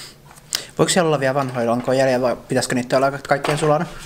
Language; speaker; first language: Finnish; native; Finnish